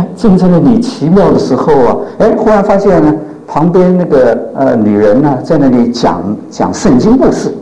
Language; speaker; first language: Chinese; native; Chinese